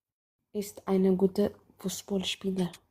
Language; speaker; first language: German; non-native, learner; Amharic